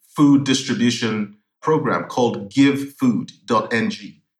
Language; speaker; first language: English; non-native, local second language; Yoruba